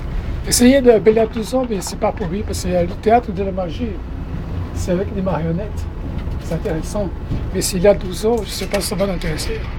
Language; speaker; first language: French; non-native, fluent; Portuguese